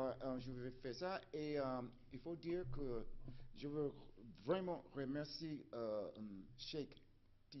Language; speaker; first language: French; non-native, fluent; English